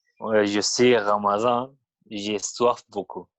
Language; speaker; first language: French; non-native, learner; Kurdish